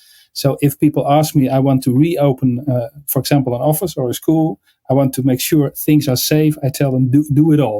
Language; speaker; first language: English; non-native, fluent; Dutch